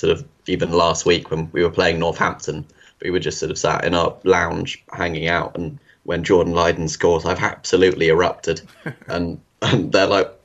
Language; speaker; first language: English; native; English